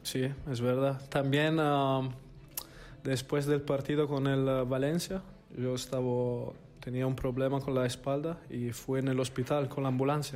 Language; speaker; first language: Spanish; non-native, fluent; Italian